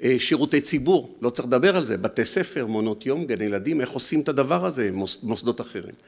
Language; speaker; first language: Hebrew; native; Hebrew